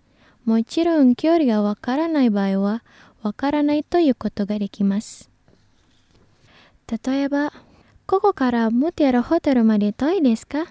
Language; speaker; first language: Japanese; non-native, fluent; Indonesian